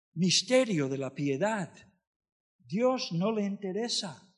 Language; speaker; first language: Spanish; non-native, fluent; English